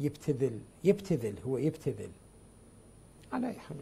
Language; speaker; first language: Arabic; native; Arabic